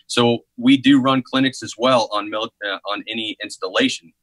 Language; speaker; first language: English; native; English